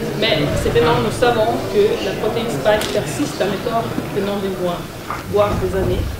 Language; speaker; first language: French; non-native, fluent; German